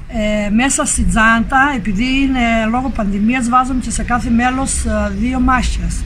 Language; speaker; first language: Greek; native; Greek